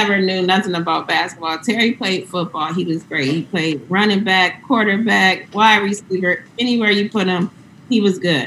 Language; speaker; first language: English; native; English